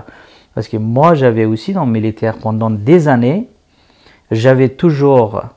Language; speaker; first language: French; non-native, learner; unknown